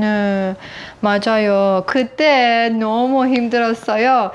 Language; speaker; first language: Korean; non-native, learner; Persian